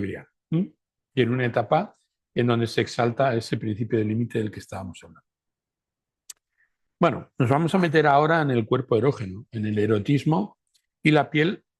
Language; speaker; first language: Spanish; native; Spanish